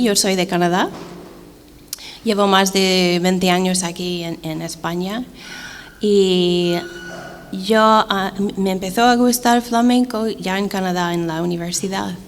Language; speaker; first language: Spanish; non-native, fluent; English